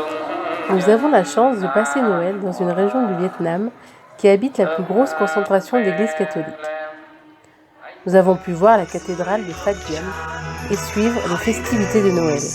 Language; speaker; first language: French; native; French